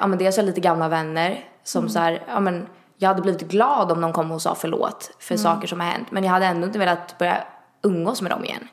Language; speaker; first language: Swedish; early bilingual, other home language; Italian